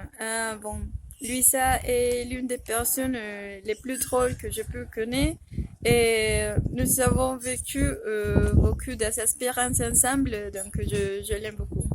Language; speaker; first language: French; non-native, fluent; Spanish